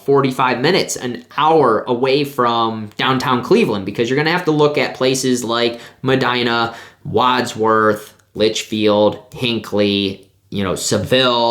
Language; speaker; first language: English; native; English